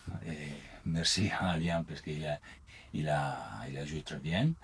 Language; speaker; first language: French; non-native, learner; Italian